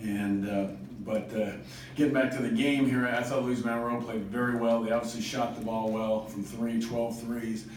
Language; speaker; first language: English; native; English